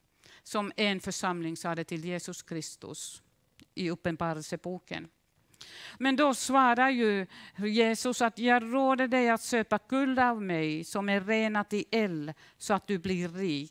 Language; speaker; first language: Swedish; non-native, fluent; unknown